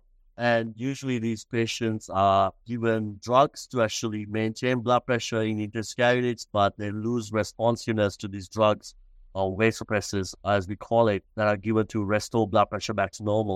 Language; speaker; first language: English; non-native, local second language; Sinhala